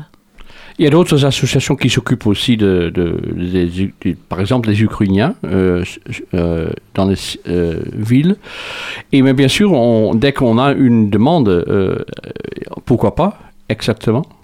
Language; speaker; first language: French; non-native, fluent; Dutch